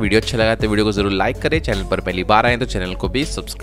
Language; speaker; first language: Hindi; native; Hindi